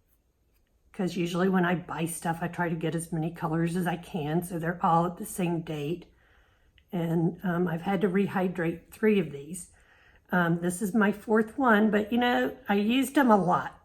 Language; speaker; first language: English; native; English